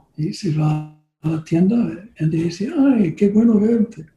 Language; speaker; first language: Spanish; non-native, learner; English